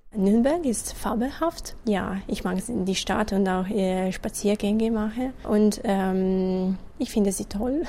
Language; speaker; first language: German; non-native, fluent; Italian